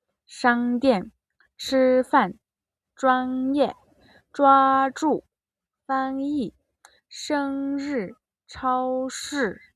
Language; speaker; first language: Chinese; non-native, fluent; Mongolian